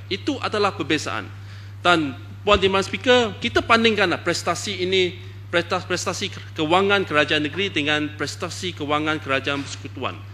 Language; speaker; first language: Malay; non-native, local second language; Chinese